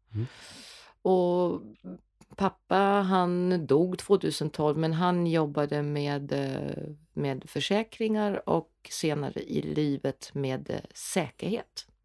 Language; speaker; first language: Swedish; non-native, fluent; German